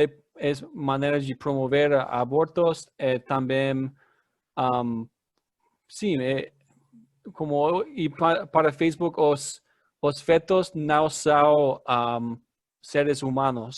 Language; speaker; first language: Spanish; non-native, fluent; English